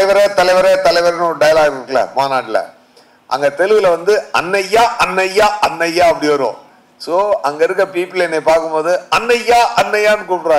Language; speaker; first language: Tamil; native; Tamil